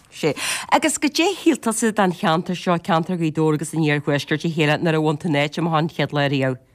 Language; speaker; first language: Irish; native; Irish